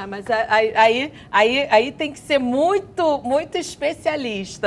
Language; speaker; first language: Portuguese; native; Portuguese